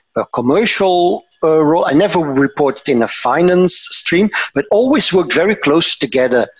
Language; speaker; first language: English; non-native, fluent; Dutch